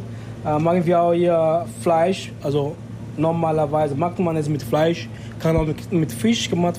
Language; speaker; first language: German; non-native, fluent; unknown